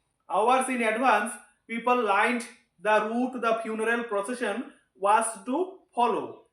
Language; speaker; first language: English; non-native, local second language; Bangla